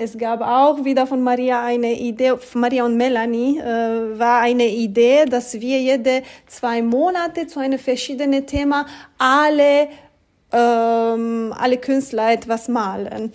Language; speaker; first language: German; non-native, fluent; Romanian